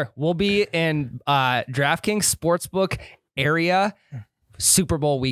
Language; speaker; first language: English; native; English